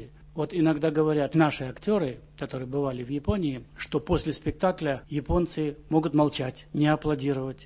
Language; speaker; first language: Russian; native; Russian